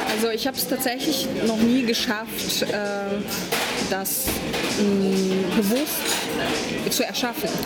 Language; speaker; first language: German; non-native, fluent; Polish